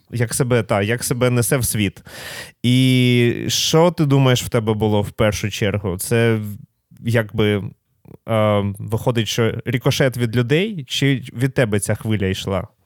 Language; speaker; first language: Ukrainian; non-native, local second language; Russian